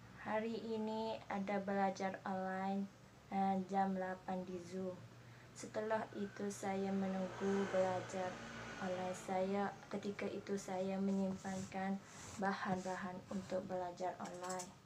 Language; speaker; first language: Indonesian; non-native, learner; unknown